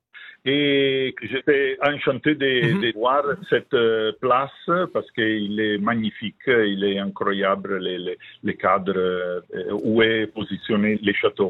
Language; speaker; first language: French; non-native, fluent; Italian